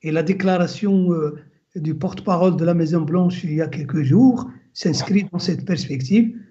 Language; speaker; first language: French; non-native, local second language; Arabic